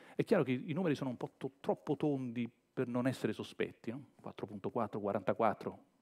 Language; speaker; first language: Italian; native; Italian